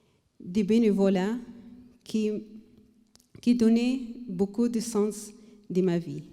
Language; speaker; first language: French; non-native, learner; Arabic